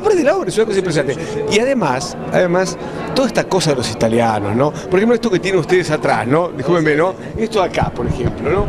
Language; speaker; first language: Spanish; native; Spanish